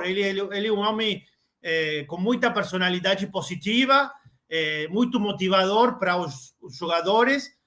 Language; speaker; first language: Portuguese; non-native, learner; Spanish